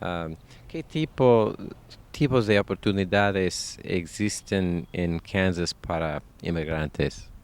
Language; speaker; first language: Spanish; non-native, fluent; English